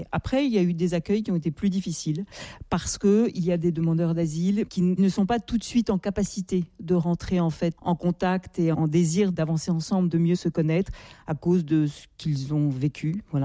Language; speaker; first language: French; native; French